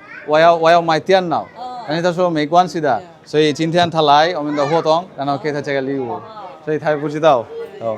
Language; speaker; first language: Chinese; non-native, learner; Bangla